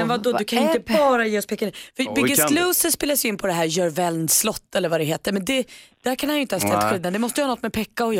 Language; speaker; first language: Swedish; native; Swedish